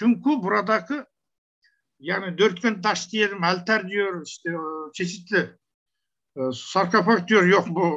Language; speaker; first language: Turkish; non-native, learner; Kazakh